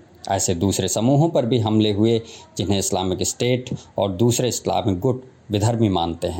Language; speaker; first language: Hindi; native; Hindi